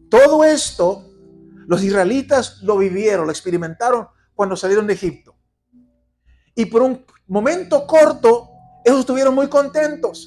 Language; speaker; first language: Spanish; native; Spanish